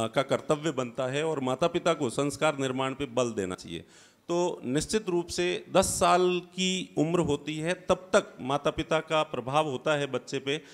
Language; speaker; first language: Hindi; native; Hindi